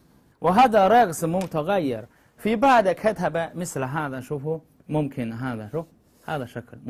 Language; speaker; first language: Arabic; non-native, learner; Chinese